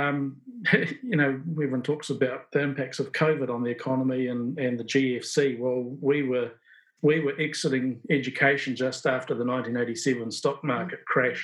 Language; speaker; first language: English; native; English